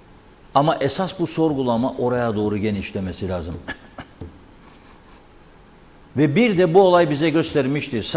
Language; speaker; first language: Turkish; native; Turkish